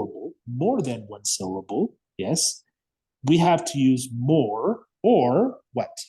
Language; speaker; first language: English; non-native, fluent; Spanish